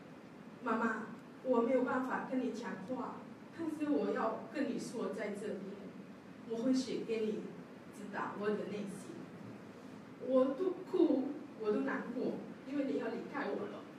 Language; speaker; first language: Chinese; non-native, learner; Javanese